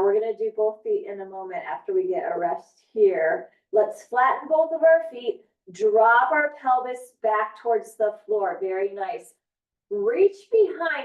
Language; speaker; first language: English; native; English